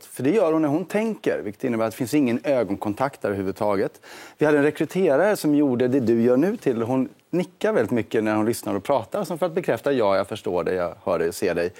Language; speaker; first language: Swedish; native; Swedish